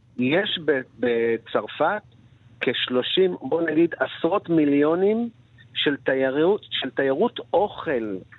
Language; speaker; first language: Hebrew; native; Hebrew